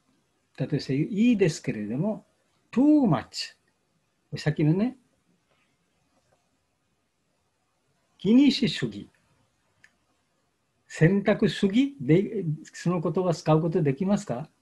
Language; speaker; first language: Japanese; non-native, fluent; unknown